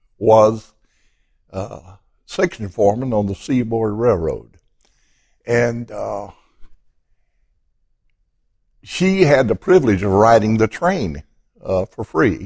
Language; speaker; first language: English; native; English